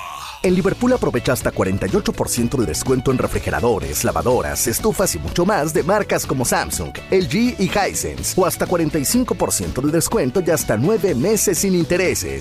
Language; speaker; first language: Spanish; native; Spanish